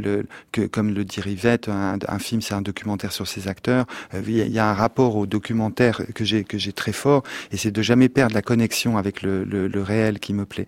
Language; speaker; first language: French; native; French